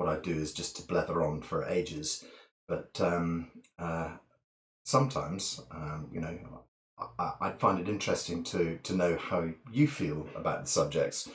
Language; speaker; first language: English; native; English